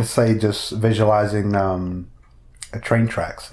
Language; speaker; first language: English; native; English